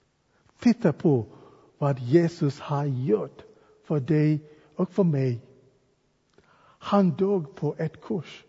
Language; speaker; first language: Swedish; non-native, fluent; English